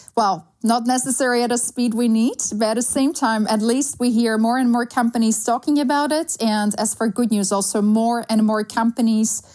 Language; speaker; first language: English; non-native, fluent; Slovak